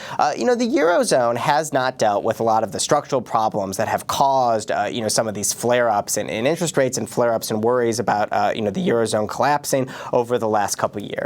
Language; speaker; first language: English; native; English